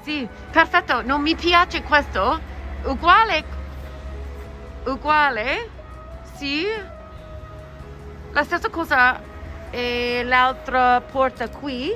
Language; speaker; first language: Italian; non-native, learner; English